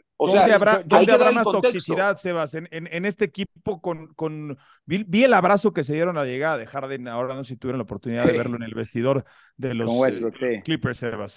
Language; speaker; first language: Spanish; native; Spanish